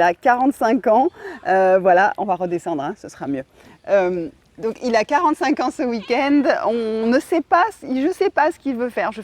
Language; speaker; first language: French; native; French